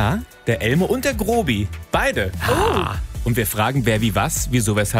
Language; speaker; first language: German; native; German